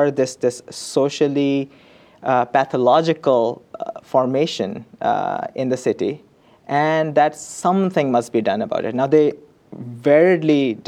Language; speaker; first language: English; non-native, local second language; Urdu